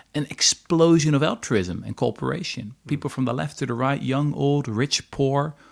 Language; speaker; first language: English; non-native, fluent; Dutch